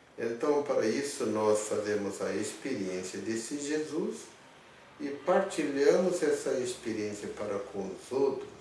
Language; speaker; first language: Portuguese; non-native, fluent; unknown